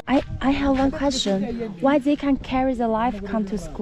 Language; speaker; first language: English; non-native, learner; Chinese